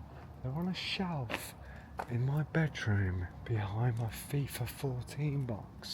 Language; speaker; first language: English; native; English